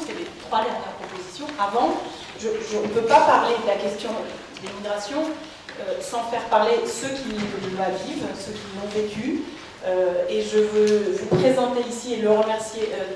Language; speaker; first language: French; native; French